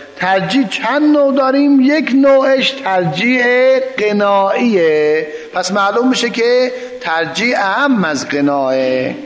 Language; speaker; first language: Persian; non-native, local second language; Azerbaijani